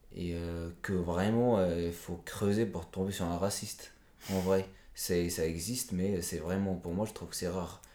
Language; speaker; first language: French; non-native, local second language; Arabic